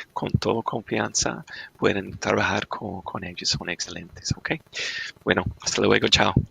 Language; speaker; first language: Spanish; non-native, learner; English